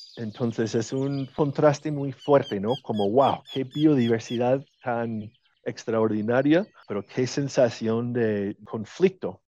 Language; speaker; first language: Spanish; non-native, fluent; English